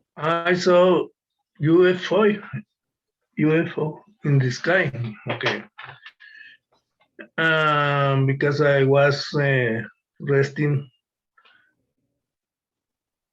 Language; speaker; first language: English; non-native, learner; Spanish